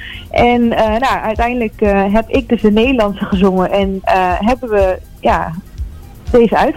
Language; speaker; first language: Dutch; native; Dutch